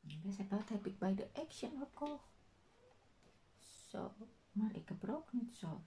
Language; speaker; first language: Dutch; non-native, learner; Indonesian